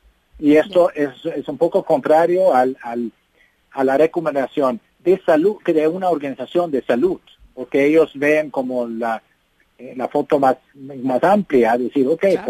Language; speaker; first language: Spanish; non-native, fluent; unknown